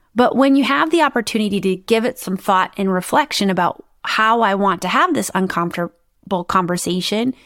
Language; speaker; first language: English; native; English